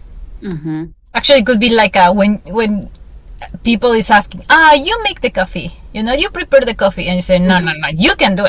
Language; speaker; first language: English; non-native, fluent; Spanish